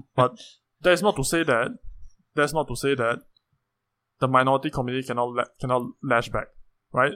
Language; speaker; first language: English; native; English